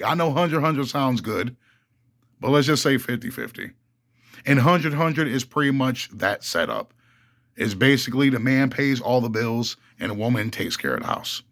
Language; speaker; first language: English; native; English